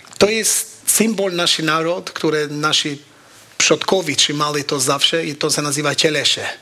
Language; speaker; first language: Polish; non-native, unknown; Albanian